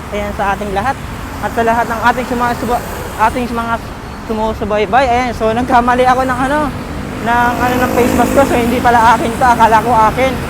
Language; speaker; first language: Filipino; native; Filipino